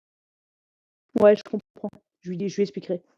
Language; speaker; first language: French; native; French